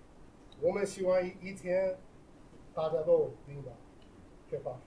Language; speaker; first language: Chinese; non-native, learner; English